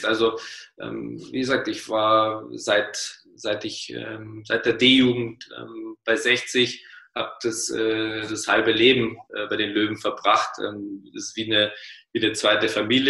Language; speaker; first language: German; native; German